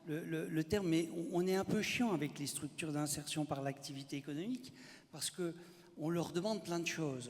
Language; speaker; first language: French; native; French